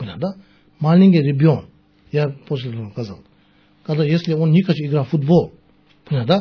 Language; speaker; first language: Russian; non-native, learner; Tibetan